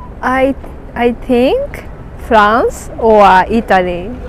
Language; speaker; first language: English; non-native, learner; Japanese